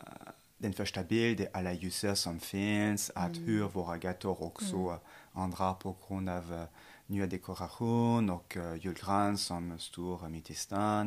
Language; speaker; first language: Swedish; non-native, fluent; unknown